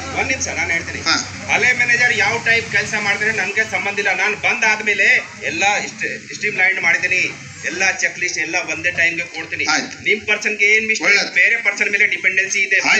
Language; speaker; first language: Kannada; non-native, learner; Hindi